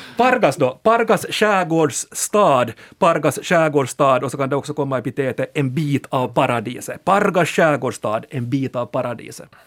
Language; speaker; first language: Swedish; native; Swedish